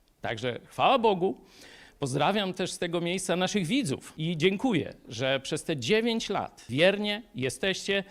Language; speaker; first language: Polish; native; Polish